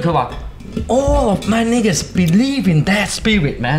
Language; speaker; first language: English; non-native, local second language; Cantonese